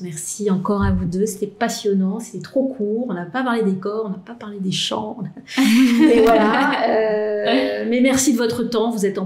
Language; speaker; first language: French; native; French